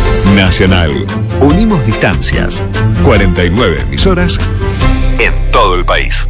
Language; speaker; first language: Spanish; native; Spanish